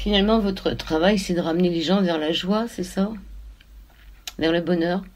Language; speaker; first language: French; native; French